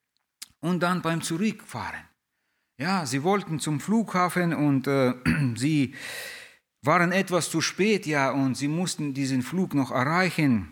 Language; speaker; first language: German; non-native, fluent; Russian